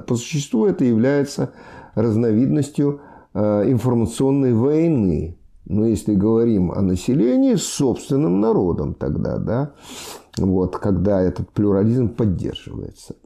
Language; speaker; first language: Russian; native; Russian